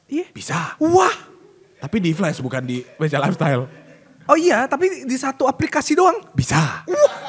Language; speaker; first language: Indonesian; native; Indonesian